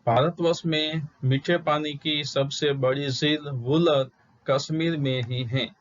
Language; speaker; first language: Hindi; non-native, local second language; Gujarati